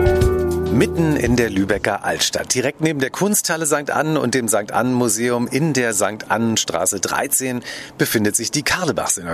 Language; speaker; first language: German; native; German